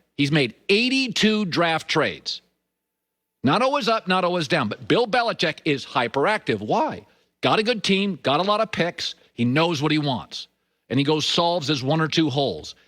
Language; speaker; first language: English; native; English